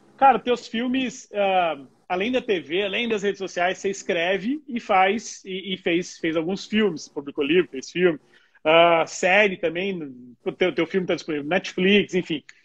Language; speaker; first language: Portuguese; native; Portuguese